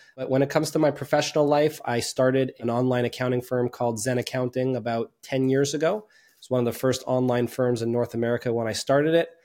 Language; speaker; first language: English; native; English